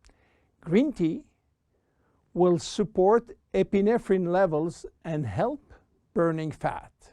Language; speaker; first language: English; non-native, fluent; French